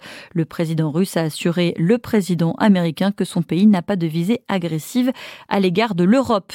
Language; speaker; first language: French; native; French